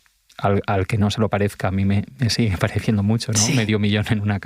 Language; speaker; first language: Spanish; native; Spanish